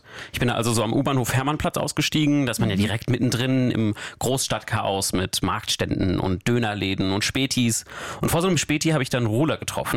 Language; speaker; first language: German; native; German